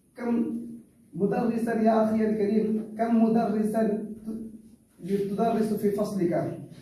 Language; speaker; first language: Arabic; non-native, learner; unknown